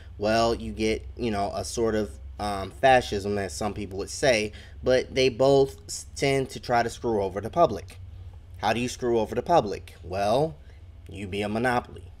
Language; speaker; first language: English; native; English